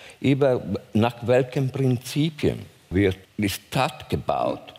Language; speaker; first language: German; non-native, fluent; Italian